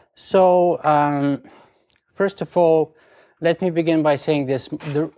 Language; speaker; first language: English; non-native, fluent; Bulgarian